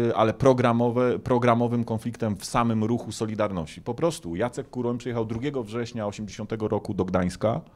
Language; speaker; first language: Polish; native; Polish